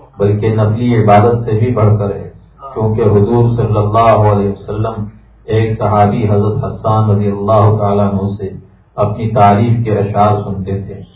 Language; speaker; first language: Urdu; native; Urdu